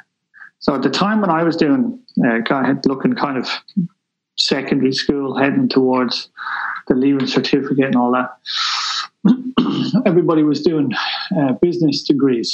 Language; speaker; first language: English; native; English